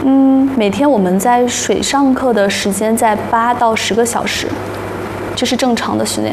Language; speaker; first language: Chinese; native; Chinese